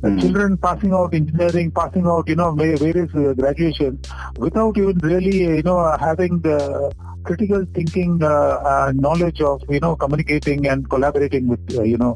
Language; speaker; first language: English; non-native, local second language; Telugu